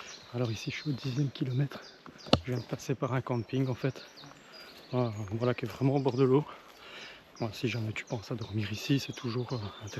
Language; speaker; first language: French; native; French